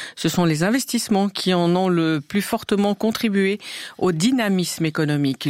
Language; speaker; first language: French; native; French